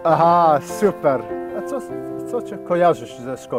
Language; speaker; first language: Polish; non-native, learner; English